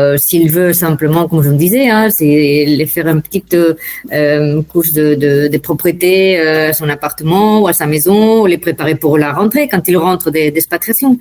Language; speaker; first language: French; non-native, fluent; Spanish